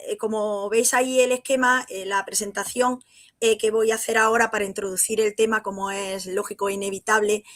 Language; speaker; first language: Spanish; native; Spanish